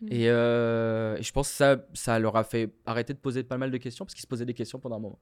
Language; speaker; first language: French; non-native, local second language; Arabic